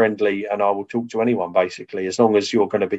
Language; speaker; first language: English; native; English